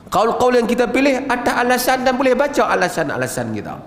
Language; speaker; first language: Malay; native; Malay